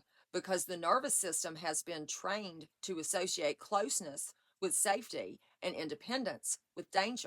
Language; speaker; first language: English; native; English